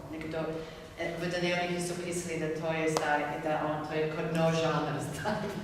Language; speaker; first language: Slovenian; non-native, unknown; English